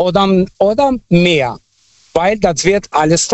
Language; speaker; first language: German; non-native, local second language; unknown